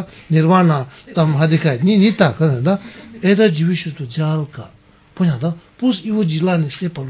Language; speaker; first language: Russian; non-native, learner; Tibetan